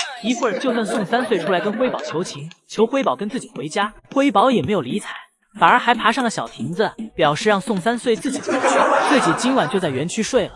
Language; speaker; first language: Chinese; native; Chinese